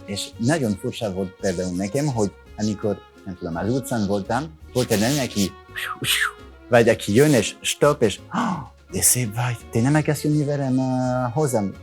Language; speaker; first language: Hungarian; non-native, learner; French